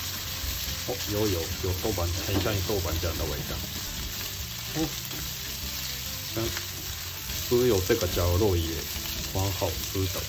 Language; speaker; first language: Chinese; non-native, fluent; Japanese